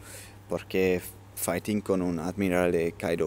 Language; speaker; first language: Spanish; non-native, learner; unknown